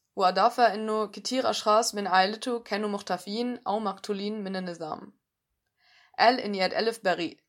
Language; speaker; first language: Arabic; native; Arabic